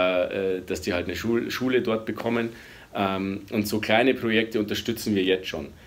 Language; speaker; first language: German; native; German